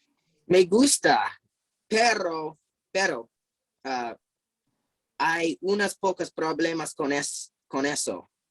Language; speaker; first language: Spanish; non-native, fluent; English